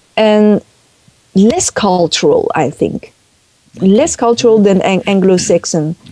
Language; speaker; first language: English; non-native, fluent; Chinese